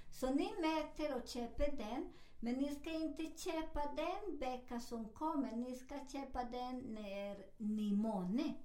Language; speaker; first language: Swedish; non-native, fluent; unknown